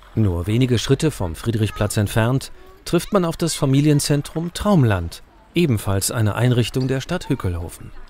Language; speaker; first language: German; native; German